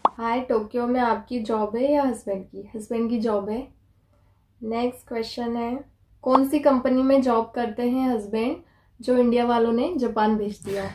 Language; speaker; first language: Hindi; native; Hindi